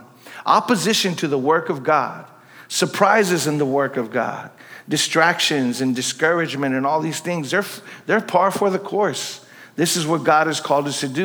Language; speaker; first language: English; native; English